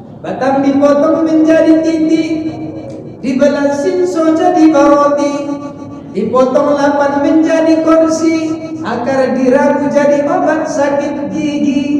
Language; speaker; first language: Indonesian; non-native, local second language; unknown